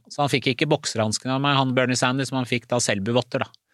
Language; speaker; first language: Norwegian; early bilingual, other home language; Persian